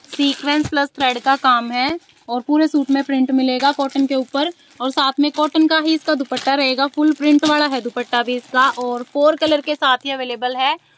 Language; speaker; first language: Hindi; native; Hindi